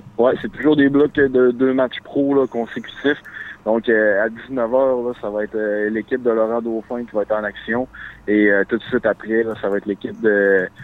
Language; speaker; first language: French; native; French